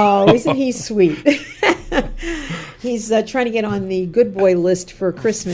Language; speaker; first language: English; native; English